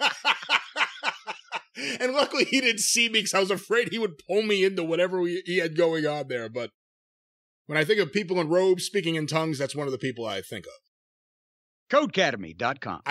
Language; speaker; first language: English; native; English